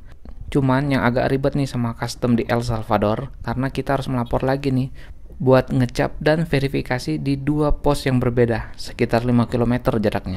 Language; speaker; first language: Indonesian; native; Indonesian